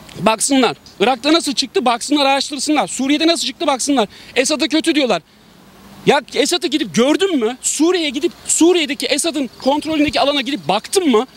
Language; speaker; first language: Turkish; native; Turkish